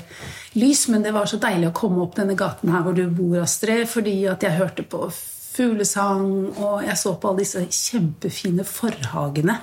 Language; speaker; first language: Norwegian; native; Norwegian